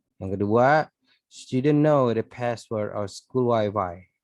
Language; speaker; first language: English; non-native, learner; Indonesian